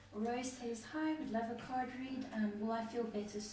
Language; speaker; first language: English; native; English